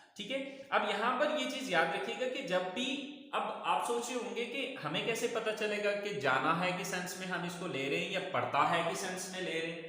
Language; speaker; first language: Urdu; native; Urdu